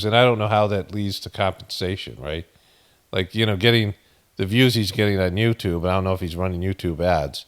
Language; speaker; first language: English; native; English